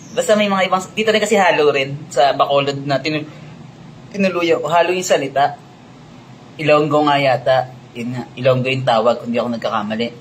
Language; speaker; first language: Filipino; native; Filipino